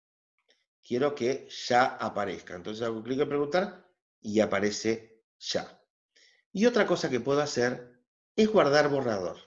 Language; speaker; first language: Spanish; native; Spanish